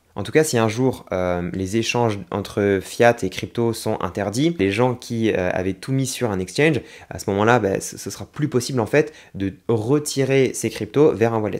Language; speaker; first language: French; native; French